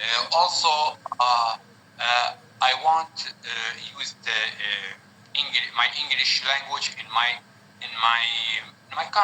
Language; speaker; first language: English; non-native, learner; Arabic